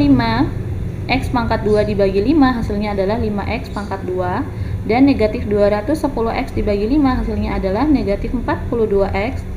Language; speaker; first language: Indonesian; native; Indonesian